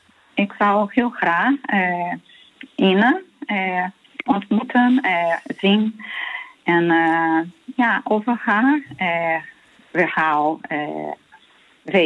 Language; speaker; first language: Dutch; non-native, learner; Portuguese